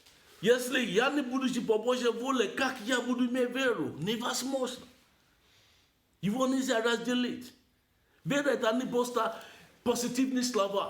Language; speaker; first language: Russian; non-native, learner; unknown